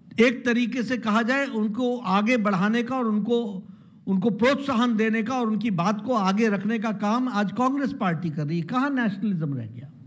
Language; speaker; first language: Hindi; native; Hindi